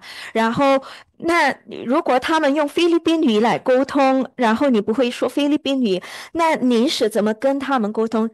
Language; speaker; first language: Chinese; early bilingual, heritage; Chinese